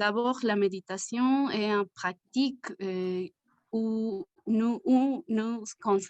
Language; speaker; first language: French; non-native, learner; Spanish